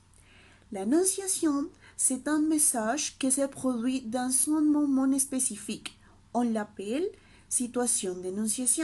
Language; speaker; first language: French; non-native, learner; Spanish